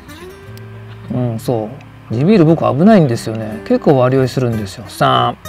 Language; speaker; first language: Japanese; native; Japanese